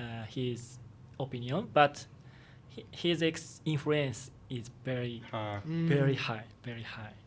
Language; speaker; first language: English; non-native, learner; Japanese